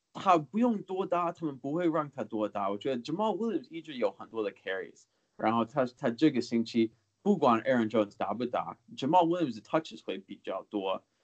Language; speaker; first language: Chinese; early bilingual, heritage; Chinese